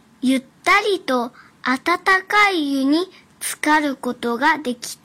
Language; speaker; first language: Japanese; early bilingual, other home language; Chinese